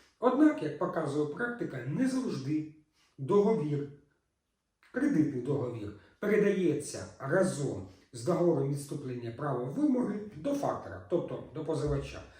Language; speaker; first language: Ukrainian; native; Ukrainian